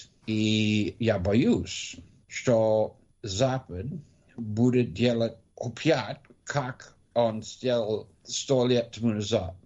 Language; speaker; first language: Russian; non-native, learner; English